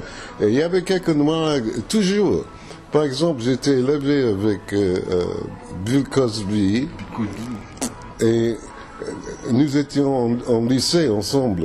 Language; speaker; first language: French; non-native, fluent; English